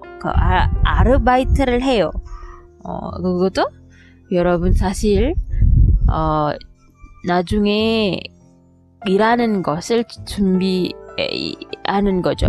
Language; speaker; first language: Korean; non-native, fluent; Indonesian